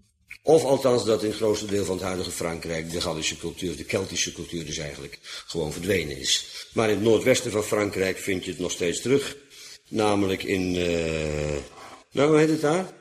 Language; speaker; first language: Dutch; native; Dutch